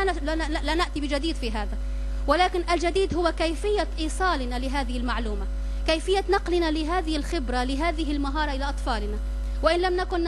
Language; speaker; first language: Arabic; native; Arabic